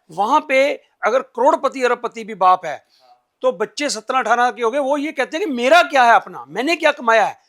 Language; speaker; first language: Hindi; non-native, local second language; Punjabi